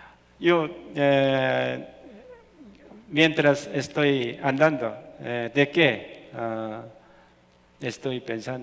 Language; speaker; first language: Spanish; non-native, fluent; Korean